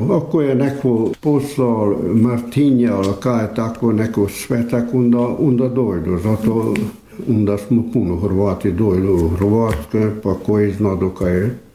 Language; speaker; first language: Serbian; early bilingual, heritage; Croatian